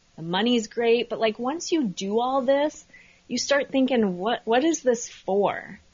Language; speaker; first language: English; native; English